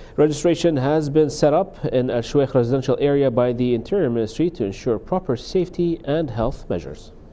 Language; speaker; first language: English; non-native, fluent; Arabic